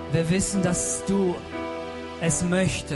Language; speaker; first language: German; non-native, fluent; Russian